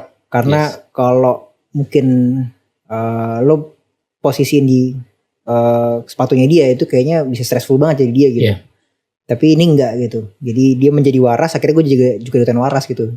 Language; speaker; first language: Indonesian; native; Indonesian